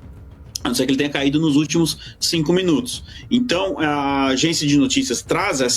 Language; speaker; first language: Portuguese; native; Portuguese